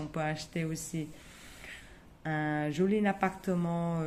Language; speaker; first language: French; non-native, fluent; Vietnamese